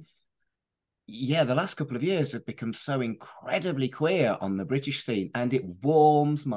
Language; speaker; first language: English; native; English